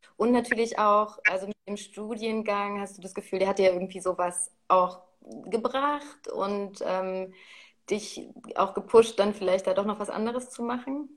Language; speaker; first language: German; native; German